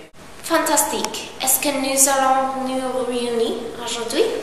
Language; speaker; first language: French; non-native, learner; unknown